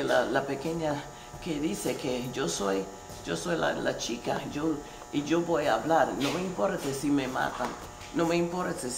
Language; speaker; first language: Spanish; non-native, fluent; English